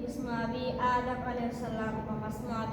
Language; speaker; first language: Arabic; non-native, learner; Bangla